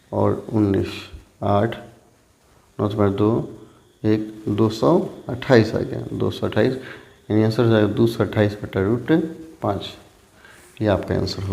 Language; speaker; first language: Hindi; native; Hindi